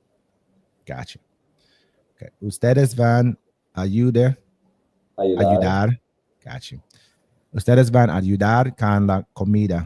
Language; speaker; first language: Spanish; non-native, learner; English